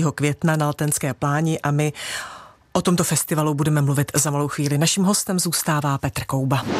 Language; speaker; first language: Czech; native; Czech